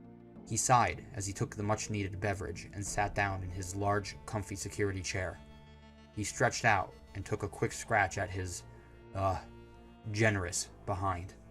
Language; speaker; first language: English; native; English